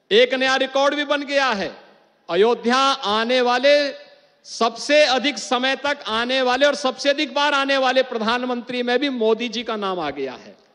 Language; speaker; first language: Hindi; native; Hindi